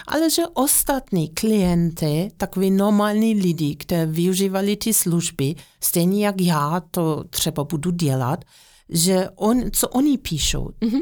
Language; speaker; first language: Czech; non-native, fluent; German